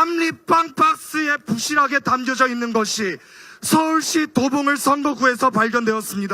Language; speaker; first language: Korean; native; Korean